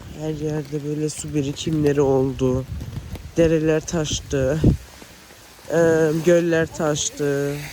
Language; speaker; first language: Turkish; early bilingual, heritage; Turkish